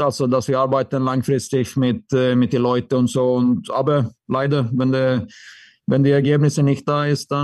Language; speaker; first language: German; non-native, fluent; Swedish